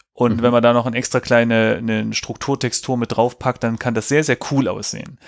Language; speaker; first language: German; native; German